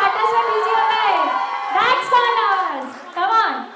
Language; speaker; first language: Hindi; native; Hindi